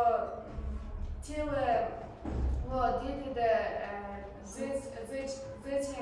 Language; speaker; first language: Chinese; non-native, learner; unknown